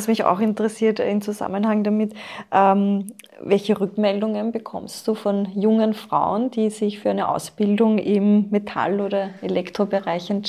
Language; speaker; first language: German; native; German